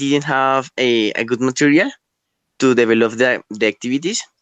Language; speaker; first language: English; non-native, learner; Spanish